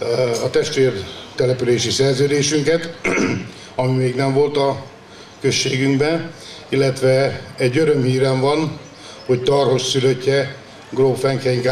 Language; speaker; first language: Hungarian; native; Hungarian